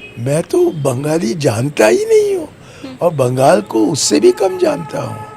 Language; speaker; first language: Hindi; non-native, local second language; Tamil